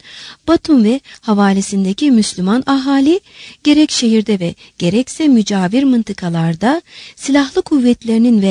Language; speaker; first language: Turkish; native; Turkish